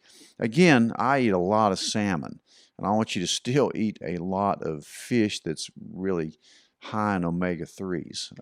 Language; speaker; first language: English; native; English